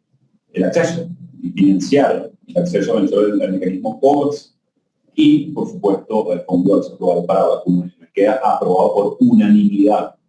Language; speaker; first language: Spanish; native; Spanish